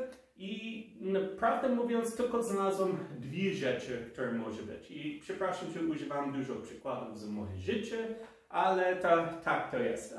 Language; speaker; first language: Polish; non-native, fluent; English